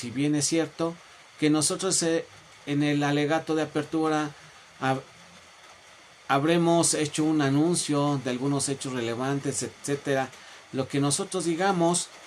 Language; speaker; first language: Spanish; native; Spanish